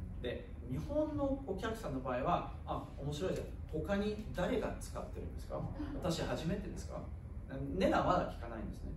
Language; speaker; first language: Japanese; non-native, fluent; German